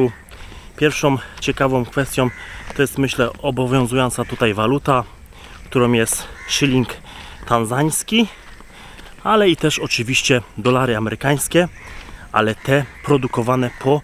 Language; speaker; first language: Polish; native; Polish